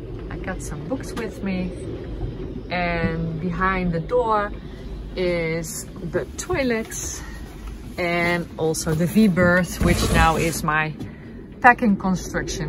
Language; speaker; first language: English; non-native, fluent; Dutch